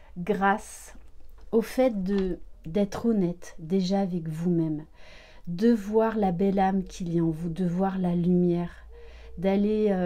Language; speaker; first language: French; native; French